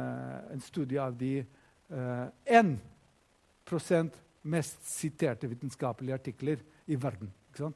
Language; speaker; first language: Norwegian; non-native, fluent; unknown